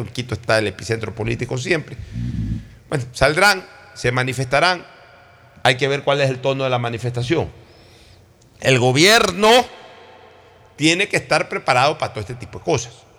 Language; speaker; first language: Spanish; native; Spanish